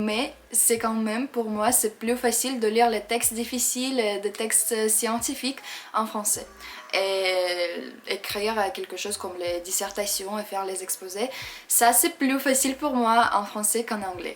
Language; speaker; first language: French; non-native, fluent; Russian